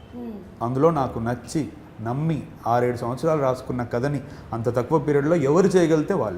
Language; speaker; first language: Telugu; native; Telugu